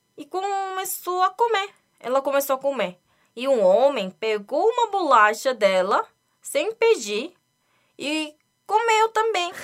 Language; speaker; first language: Portuguese; non-native, fluent; Korean